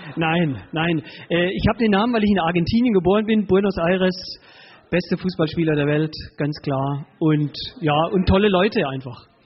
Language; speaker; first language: German; early bilingual, other home language; Spanish